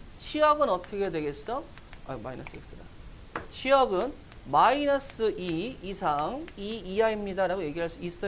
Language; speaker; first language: Korean; native; Korean